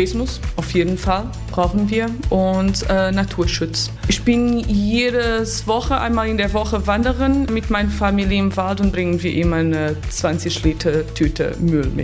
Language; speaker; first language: German; non-native, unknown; Portuguese